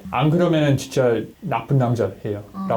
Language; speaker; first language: Korean; non-native, learner; English